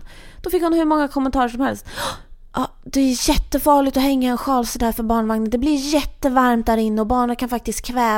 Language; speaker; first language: Swedish; native; Swedish